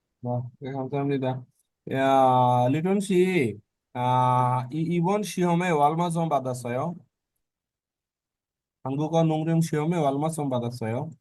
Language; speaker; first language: Korean; non-native, learner; Bangla